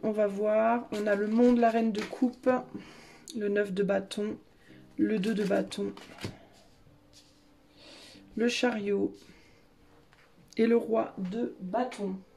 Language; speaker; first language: French; native; French